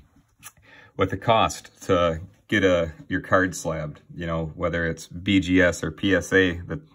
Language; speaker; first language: English; native; English